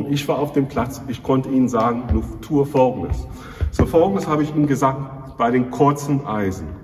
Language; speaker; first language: German; non-native, fluent; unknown